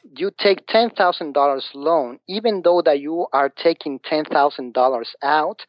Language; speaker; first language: English; non-native, fluent; Spanish